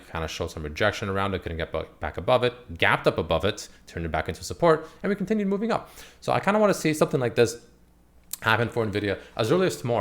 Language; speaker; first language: English; native; English